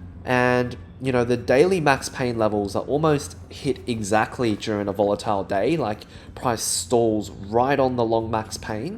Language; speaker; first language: English; native; English